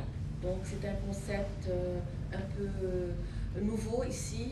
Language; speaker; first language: French; non-native, local second language; Arabic